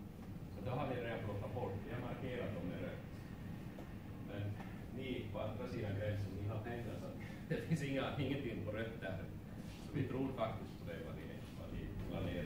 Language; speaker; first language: Swedish; non-native, fluent; Finnish